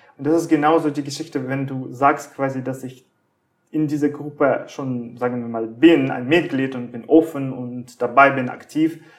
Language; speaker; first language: German; non-native, fluent; Russian